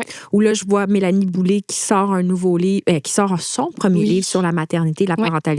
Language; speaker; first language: French; native; French